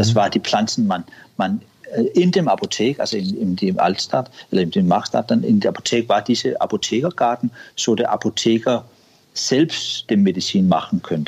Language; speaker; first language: German; non-native, learner; Danish